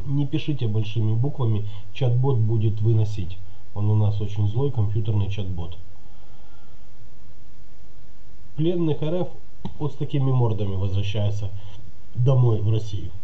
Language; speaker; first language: Russian; native; Russian